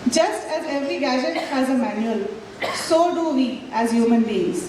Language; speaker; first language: English; non-native, local second language; Marathi